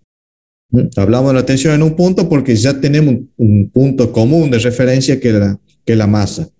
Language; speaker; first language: Spanish; native; Spanish